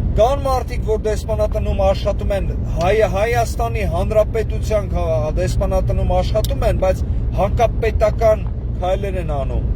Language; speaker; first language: Armenian; native; Armenian